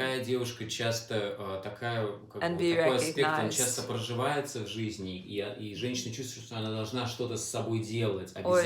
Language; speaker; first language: Russian; native; Russian